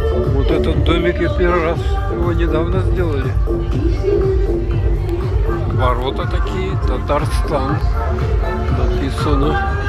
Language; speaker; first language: Russian; native; Russian